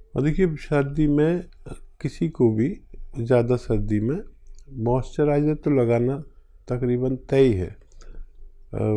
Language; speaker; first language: Hindi; native; Hindi